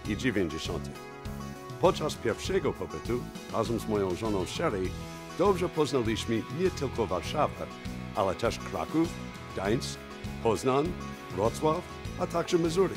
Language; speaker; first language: Polish; non-native, fluent; English